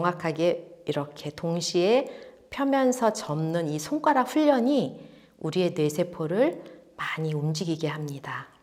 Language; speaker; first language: Korean; native; Korean